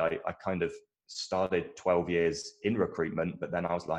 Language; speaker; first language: English; native; English